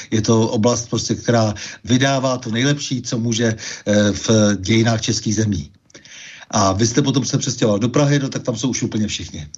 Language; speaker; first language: Czech; native; Czech